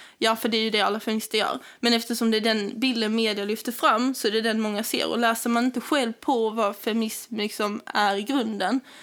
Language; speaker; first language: Swedish; native; Swedish